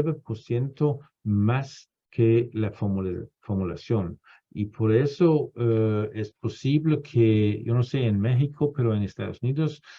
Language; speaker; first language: Spanish; non-native, fluent; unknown